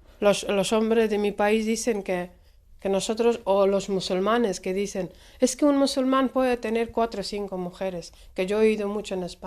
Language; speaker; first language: Spanish; non-native, fluent; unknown